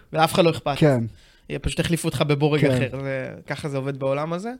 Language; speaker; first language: Hebrew; native; Hebrew